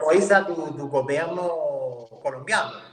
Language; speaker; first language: Portuguese; non-native, learner; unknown